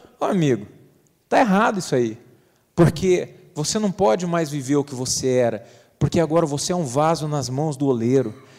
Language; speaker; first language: Portuguese; native; Portuguese